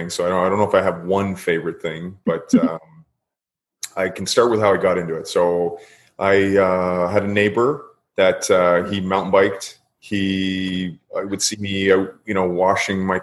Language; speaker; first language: English; native; English